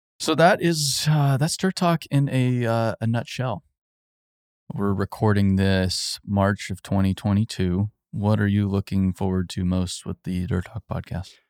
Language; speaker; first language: English; native; English